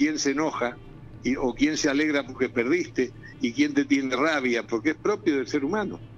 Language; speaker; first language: Spanish; native; Spanish